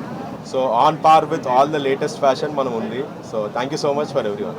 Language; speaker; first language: Telugu; native; Telugu